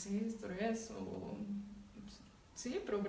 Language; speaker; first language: Spanish; non-native, learner; Japanese